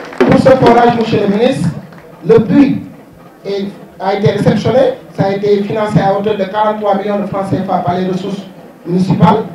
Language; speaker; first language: French; non-native, local second language; Wolof